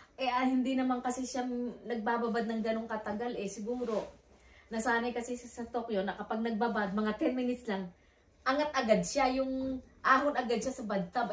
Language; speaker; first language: Filipino; native; Filipino